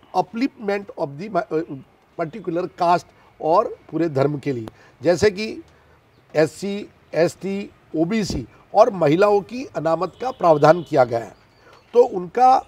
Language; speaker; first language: Hindi; non-native, local second language; Gujarati